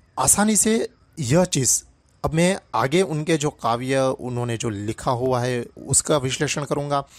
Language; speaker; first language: Hindi; non-native, local second language; Gujarati